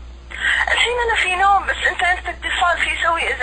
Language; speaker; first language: Arabic; native; Arabic